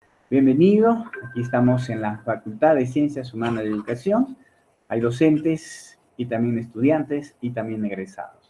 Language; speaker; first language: Spanish; native; Spanish